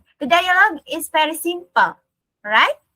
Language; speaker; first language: English; non-native, learner; Indonesian